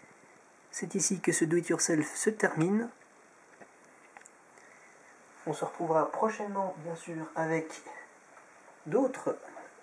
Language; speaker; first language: French; native; French